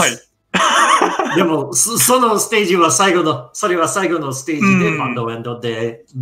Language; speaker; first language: Japanese; non-native, learner; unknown